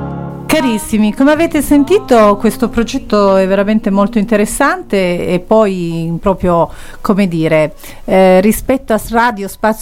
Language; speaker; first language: Italian; native; Italian